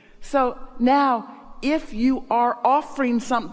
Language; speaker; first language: English; native; English